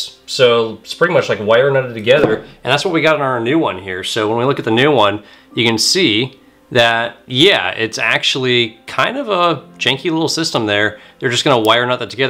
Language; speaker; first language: English; native; English